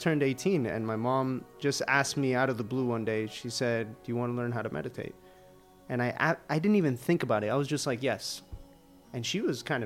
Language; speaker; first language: English; early bilingual, other home language; Spanish